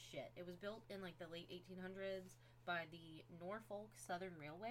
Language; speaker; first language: English; native; English